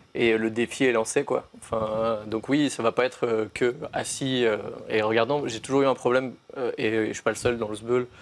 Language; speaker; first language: French; native; French